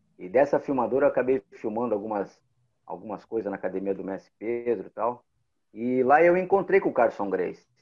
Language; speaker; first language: Portuguese; native; Portuguese